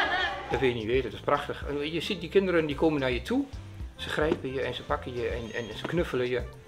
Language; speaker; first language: Dutch; native; Dutch